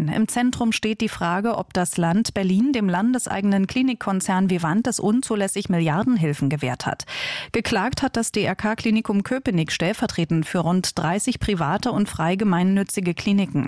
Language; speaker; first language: German; native; German